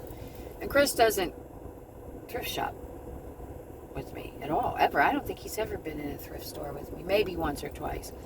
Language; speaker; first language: English; native; English